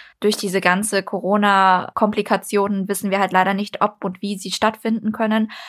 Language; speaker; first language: German; early bilingual, other home language; Vietnamese